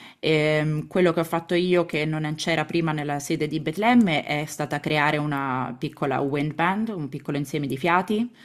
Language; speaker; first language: Italian; native; Italian